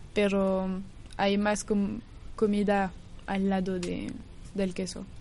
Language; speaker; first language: Spanish; non-native, learner; French